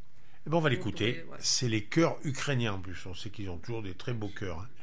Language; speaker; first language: French; native; French